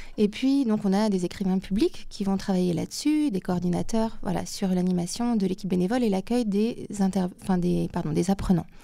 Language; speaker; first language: French; native; French